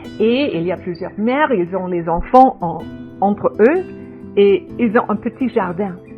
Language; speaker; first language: French; non-native, learner; German